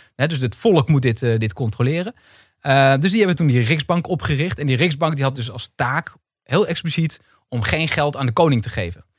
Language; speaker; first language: Dutch; native; Dutch